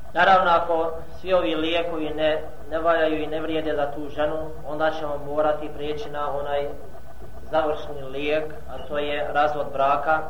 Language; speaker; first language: Bosnian; non-native, fluent; Arabic